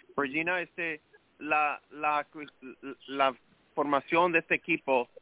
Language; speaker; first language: Spanish; early bilingual, other home language; English